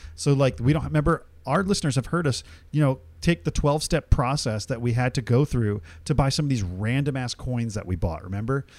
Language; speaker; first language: English; early bilingual, other home language; Hindi